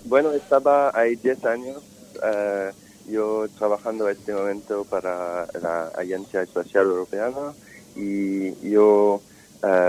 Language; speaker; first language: Spanish; non-native, fluent; French